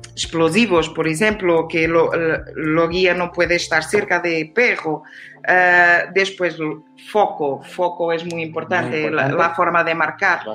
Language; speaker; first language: Spanish; non-native, learner; Portuguese